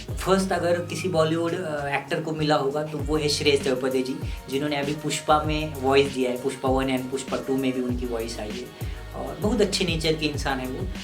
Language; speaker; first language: Hindi; non-native, local second language; Marathi